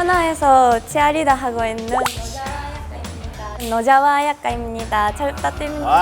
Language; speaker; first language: Korean; non-native, learner; Japanese